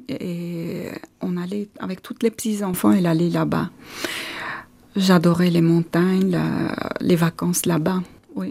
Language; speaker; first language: French; non-native, fluent; Armenian